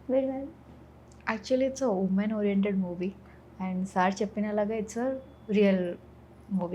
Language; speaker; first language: Telugu; non-native, fluent; Odia